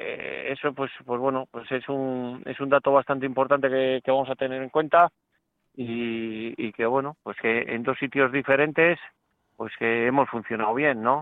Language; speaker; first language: Spanish; native; Spanish